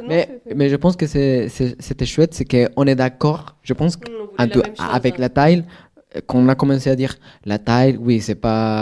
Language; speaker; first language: French; non-native, fluent; Spanish